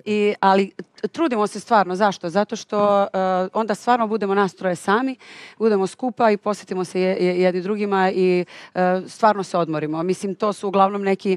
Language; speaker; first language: Bosnian; native; Bosnian